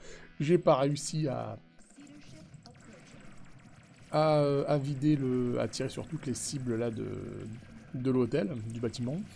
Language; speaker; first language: French; native; French